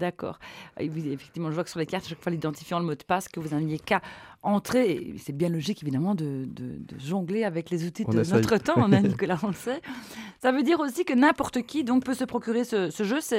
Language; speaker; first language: French; native; French